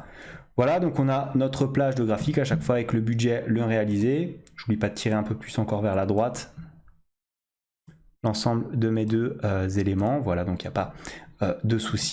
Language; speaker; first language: French; native; French